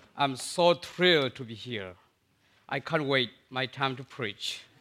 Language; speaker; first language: English; non-native, fluent; Burmese